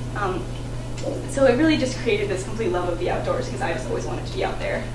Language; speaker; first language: English; native; English